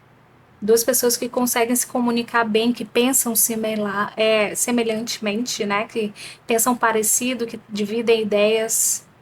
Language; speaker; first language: Portuguese; native; Portuguese